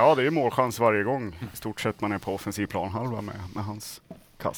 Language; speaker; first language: Swedish; native; Swedish